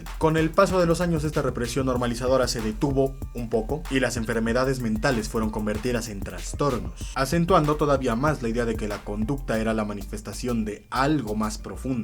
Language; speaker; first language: Spanish; native; Spanish